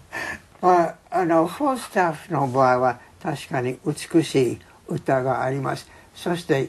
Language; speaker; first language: Japanese; non-native, fluent; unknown